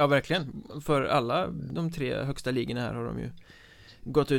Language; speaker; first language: Swedish; native; Swedish